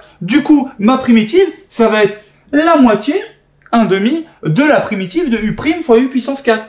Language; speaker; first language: French; native; French